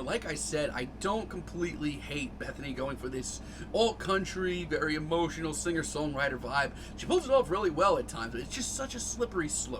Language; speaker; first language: English; native; English